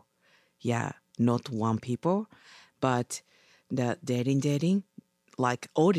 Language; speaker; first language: English; non-native, learner; Japanese